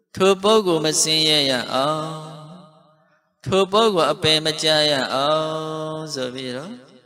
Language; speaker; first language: Burmese; non-native, local second language; Mon